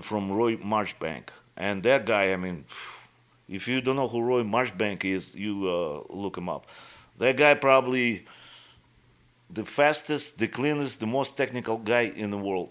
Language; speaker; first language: English; non-native, fluent; Russian